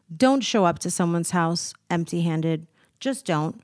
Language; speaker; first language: English; native; English